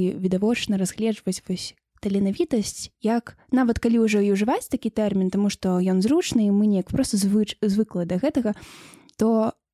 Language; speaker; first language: Belarusian; non-native, local second language; Russian